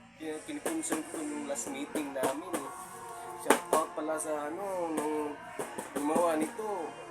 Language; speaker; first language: Filipino; non-native, local second language; Cebuano